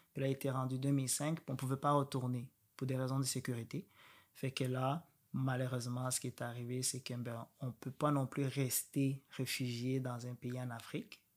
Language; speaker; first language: French; non-native, local second language; Rundi